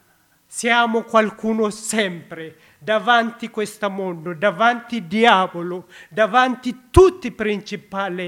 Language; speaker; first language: Italian; non-native, learner; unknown